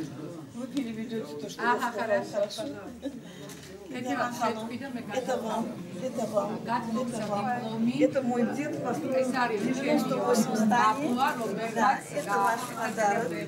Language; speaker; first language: Russian; non-native, fluent; Azerbaijani